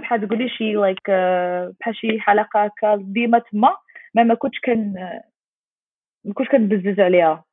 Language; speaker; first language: Arabic; early bilingual, heritage; Arabic